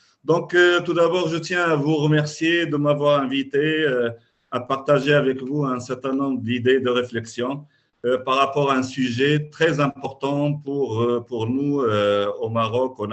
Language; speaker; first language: French; non-native, local second language; Arabic